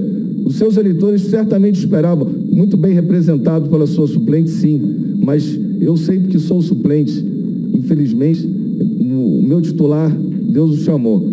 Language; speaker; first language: Portuguese; native; Portuguese